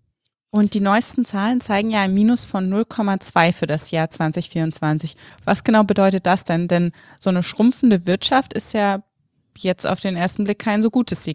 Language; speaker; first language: German; native; German